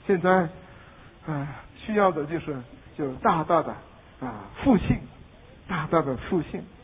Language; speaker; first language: Chinese; non-native, fluent; Korean